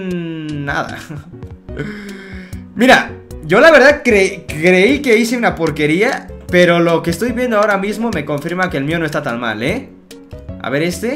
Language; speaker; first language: Spanish; native; Spanish